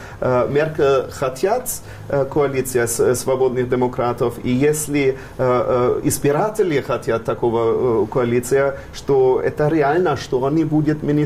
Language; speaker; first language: Russian; non-native, fluent; German